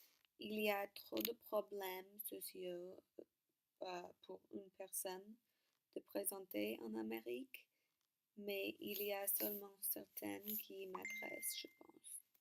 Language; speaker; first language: French; non-native, learner; English